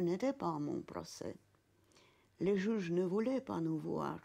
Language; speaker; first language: French; non-native, fluent; Russian